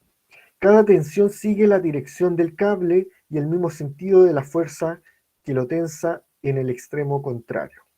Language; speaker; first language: Spanish; native; Spanish